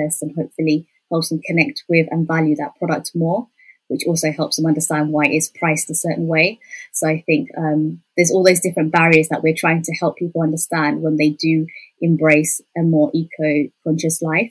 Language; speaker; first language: English; native; English